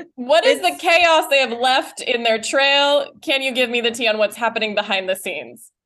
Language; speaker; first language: English; native; English